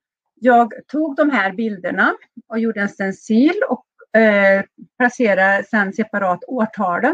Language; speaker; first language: Swedish; native; Swedish